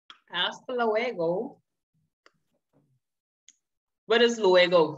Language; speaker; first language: Spanish; non-native, learner; English